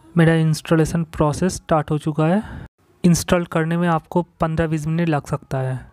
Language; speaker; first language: Hindi; non-native, local second language; Bangla